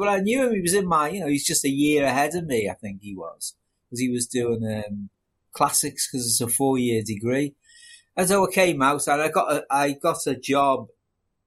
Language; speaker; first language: English; native; English